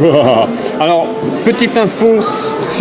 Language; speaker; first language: French; native; French